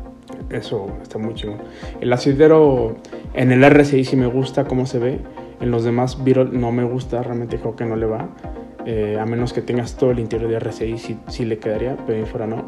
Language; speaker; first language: Spanish; native; Spanish